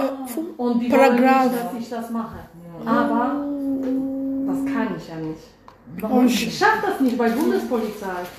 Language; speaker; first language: German; non-native, fluent; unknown